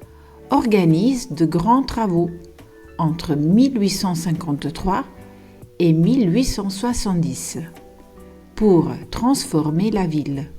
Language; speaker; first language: French; non-native, fluent; Italian